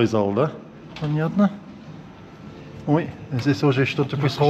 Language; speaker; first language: Russian; non-native, learner; English